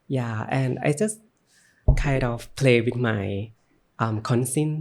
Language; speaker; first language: English; non-native, learner; Thai